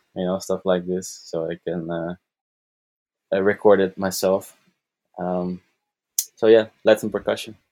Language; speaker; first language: English; non-native, fluent; Dutch